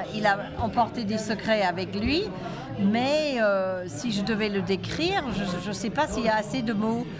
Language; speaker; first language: French; non-native, fluent; English